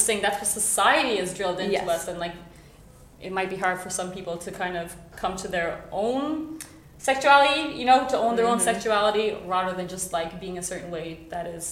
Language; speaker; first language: English; native; English